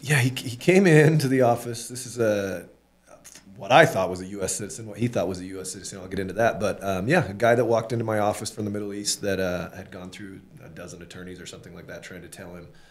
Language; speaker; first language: English; native; English